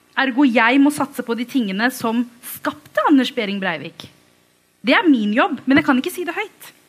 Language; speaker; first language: Norwegian; early bilingual, other home language; Tamil